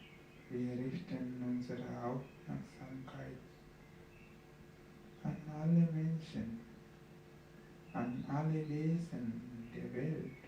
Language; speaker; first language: German; non-native, fluent; Sinhala